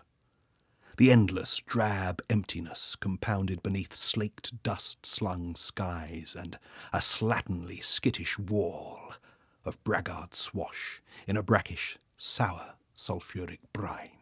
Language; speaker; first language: English; native; English